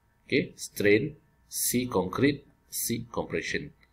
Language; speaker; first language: English; non-native, local second language; Malay